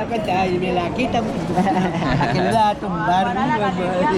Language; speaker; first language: Spanish; native; Spanish